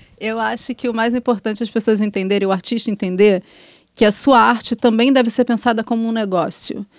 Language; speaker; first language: Portuguese; native; Portuguese